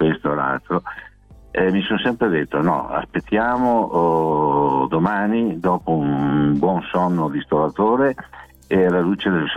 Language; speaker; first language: Italian; native; Italian